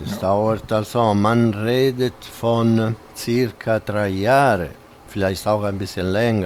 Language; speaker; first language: German; non-native, fluent; Italian